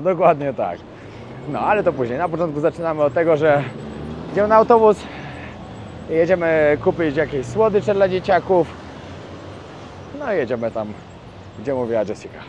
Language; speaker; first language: Polish; native; Polish